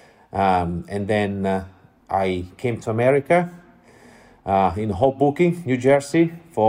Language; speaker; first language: English; non-native, fluent; Italian